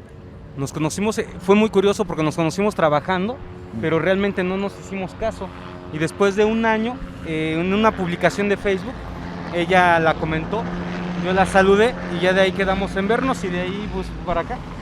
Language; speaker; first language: Spanish; native; Spanish